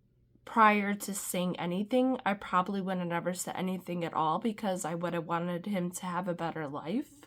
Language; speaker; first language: English; native; English